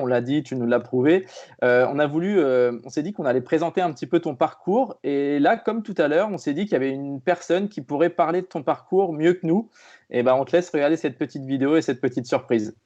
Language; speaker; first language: French; native; French